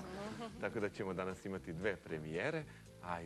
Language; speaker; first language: Serbian; native; Serbian